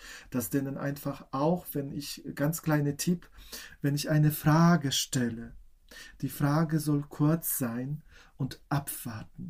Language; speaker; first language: German; non-native, fluent; Polish